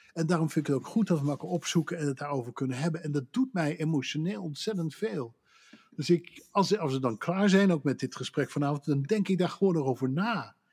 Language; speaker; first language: Dutch; native; Dutch